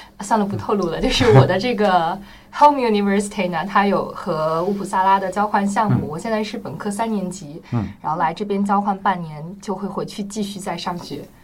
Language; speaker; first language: Chinese; native; Chinese